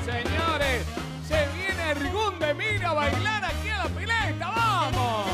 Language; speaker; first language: Spanish; native; Spanish